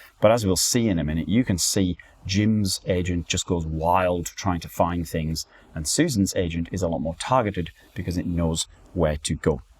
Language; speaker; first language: English; native; English